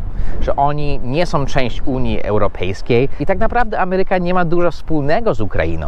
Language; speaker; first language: Polish; non-native, fluent; English